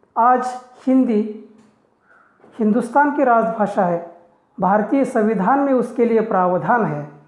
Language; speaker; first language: Hindi; non-native, local second language; Marathi